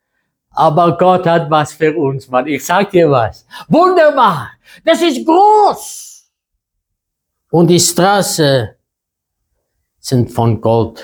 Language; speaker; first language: German; non-native, fluent; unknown